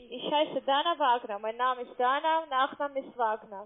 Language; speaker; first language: German; non-native, learner; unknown